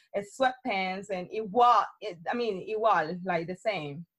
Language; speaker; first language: English; non-native, fluent; Spanish